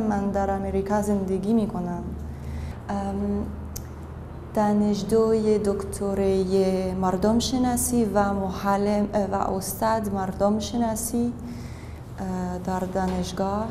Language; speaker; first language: Persian; non-native, learner; French